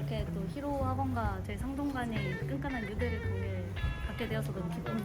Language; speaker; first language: Korean; native; Korean